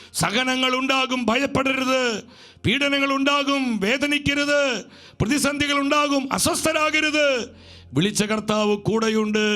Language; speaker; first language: Malayalam; native; Malayalam